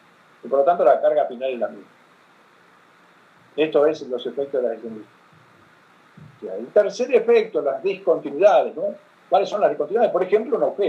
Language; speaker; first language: Spanish; native; Spanish